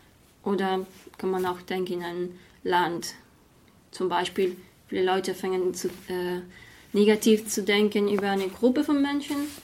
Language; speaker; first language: German; non-native, fluent; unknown